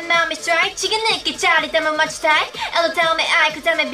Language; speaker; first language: Korean; native; Korean